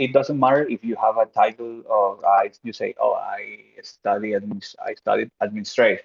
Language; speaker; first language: English; non-native, fluent; Spanish